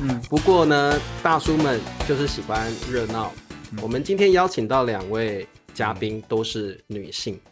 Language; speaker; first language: Chinese; native; Chinese